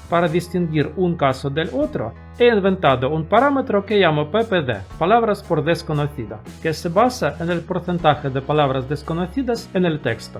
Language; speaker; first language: Spanish; non-native, fluent; Russian